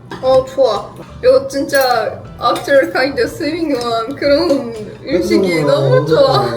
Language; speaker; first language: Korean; non-native, learner; Russian